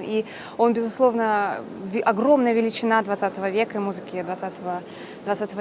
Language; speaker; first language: Russian; native; Russian